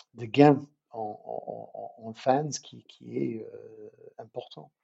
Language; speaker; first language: French; non-native, fluent; English